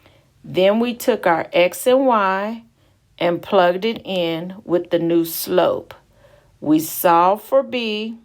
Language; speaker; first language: English; native; English